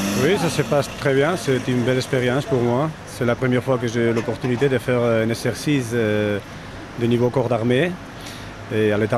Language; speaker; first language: French; non-native, fluent; German